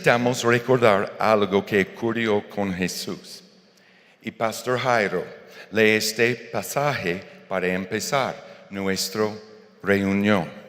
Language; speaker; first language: Spanish; non-native, fluent; English